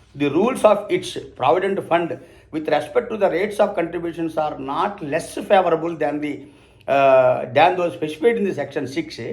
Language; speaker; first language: English; non-native, local second language; Telugu